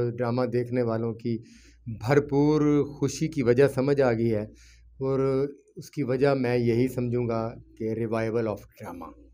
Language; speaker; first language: Urdu; non-native, local second language; Punjabi